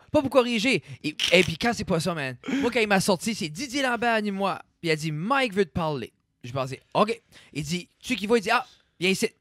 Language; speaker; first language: French; native; French